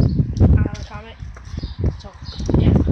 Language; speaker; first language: English; native; English